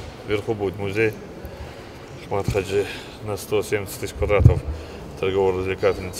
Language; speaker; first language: Russian; non-native, local second language; Chechen